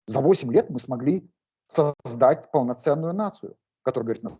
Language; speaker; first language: Russian; non-native, local second language; Kazakh